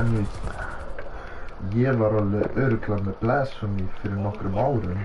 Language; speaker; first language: Icelandic; early bilingual, heritage; Icelandic